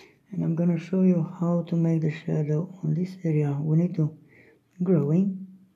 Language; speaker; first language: English; non-native, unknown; Romanian